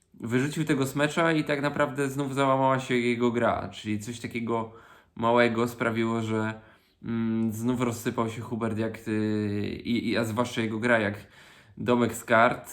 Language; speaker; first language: Polish; native; Polish